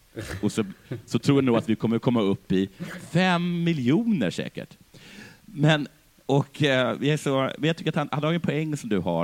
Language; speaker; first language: Swedish; native; Swedish